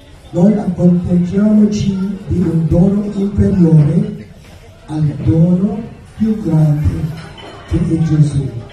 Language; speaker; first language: Italian; non-native, fluent; Filipino